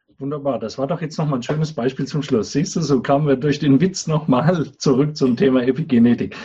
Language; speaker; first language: German; native; German